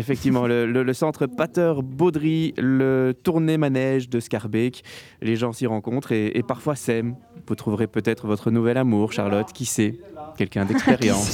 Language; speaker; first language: French; native; French